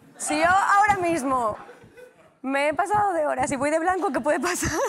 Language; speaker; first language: Spanish; native; Spanish